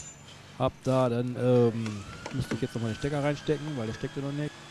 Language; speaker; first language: German; native; German